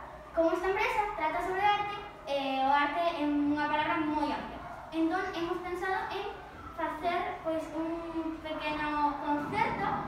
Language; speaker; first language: Spanish; non-native, local second language; Galician